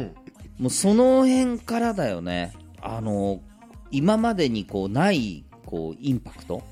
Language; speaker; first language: Japanese; native; Japanese